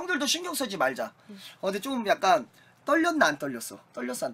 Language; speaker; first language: Korean; native; Korean